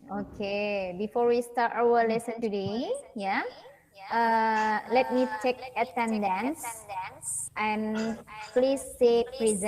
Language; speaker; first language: English; non-native, fluent; Indonesian